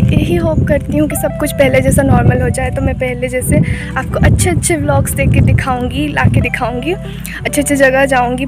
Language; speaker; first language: Hindi; native; Hindi